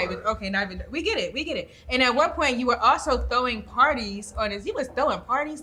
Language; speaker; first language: English; native; English